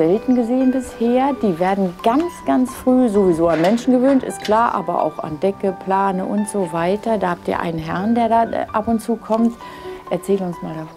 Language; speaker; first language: German; native; German